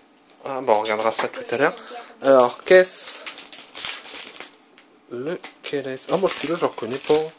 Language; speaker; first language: French; native; French